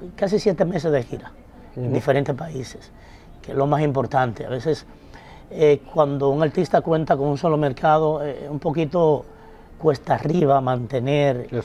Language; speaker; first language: Spanish; native; Spanish